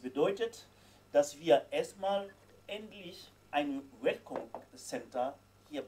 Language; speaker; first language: German; non-native, fluent; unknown